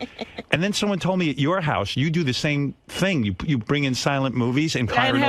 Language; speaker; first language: English; native; English